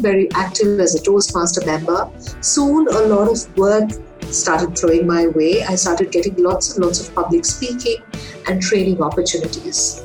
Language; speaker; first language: English; non-native, local second language; Bangla